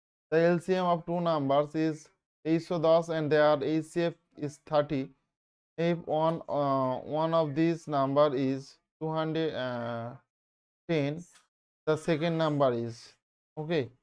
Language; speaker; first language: English; non-native, local second language; Bangla